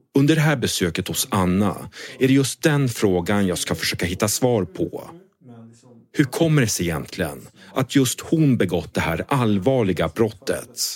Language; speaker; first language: Swedish; native; Swedish